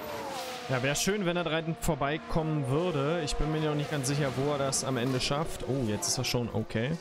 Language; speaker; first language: German; native; German